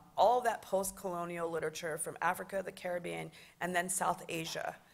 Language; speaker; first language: English; native; English